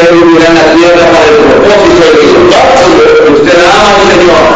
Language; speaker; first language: Spanish; native; Spanish